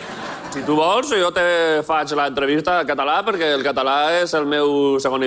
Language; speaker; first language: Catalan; non-native, local second language; Spanish